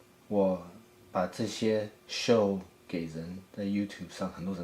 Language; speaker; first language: Chinese; early bilingual, heritage; English